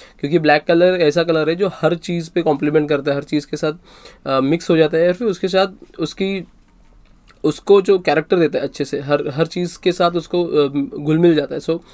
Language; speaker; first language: Hindi; non-native, local second language; Marathi